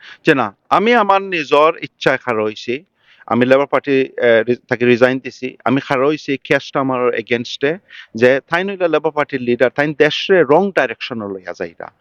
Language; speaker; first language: Bangla; early bilingual, heritage; Bangla